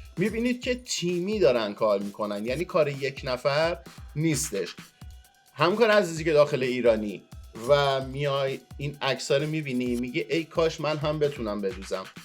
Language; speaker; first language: Persian; non-native, local second language; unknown